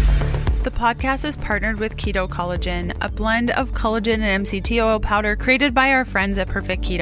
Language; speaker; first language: English; native; English